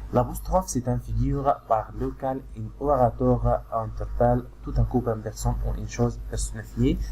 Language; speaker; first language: French; non-native, fluent; Arabic